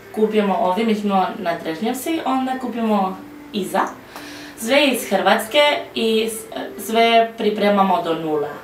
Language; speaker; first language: Croatian; non-native, learner; Spanish